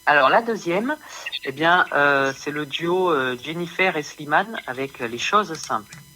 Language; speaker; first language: French; native; French